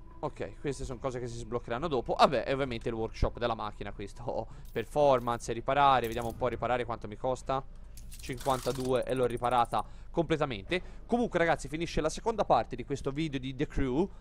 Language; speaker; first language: Italian; native; Italian